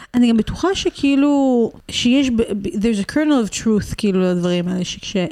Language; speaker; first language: Hebrew; native; Hebrew